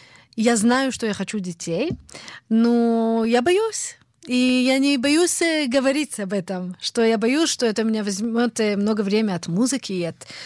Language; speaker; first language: Russian; early bilingual, heritage; Hebrew